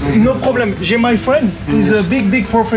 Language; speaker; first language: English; non-native, learner; French